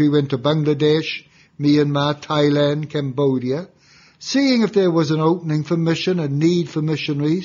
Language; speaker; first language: English; native; English